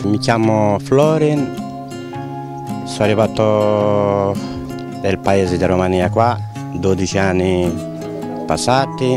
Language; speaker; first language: Italian; non-native, learner; Romanian